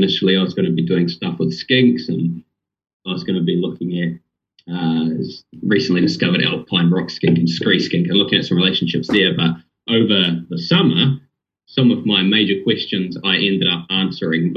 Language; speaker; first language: English; native; English